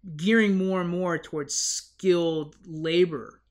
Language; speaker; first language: English; native; English